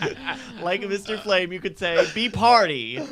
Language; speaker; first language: English; native; English